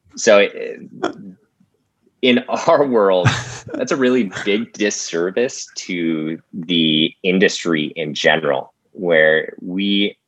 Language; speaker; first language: English; native; English